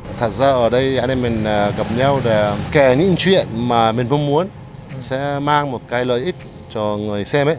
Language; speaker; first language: Vietnamese; non-native, fluent; Arabic